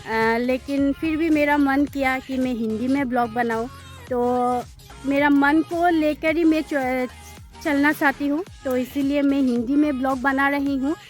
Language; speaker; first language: Hindi; non-native, local second language; Assamese